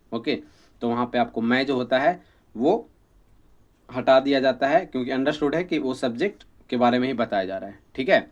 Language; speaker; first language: Hindi; native; Hindi